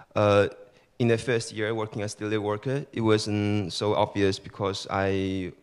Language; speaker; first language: English; early bilingual, other home language; Chinese